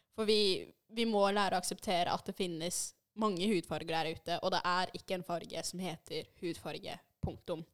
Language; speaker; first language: Norwegian; early bilingual, other home language; Swahili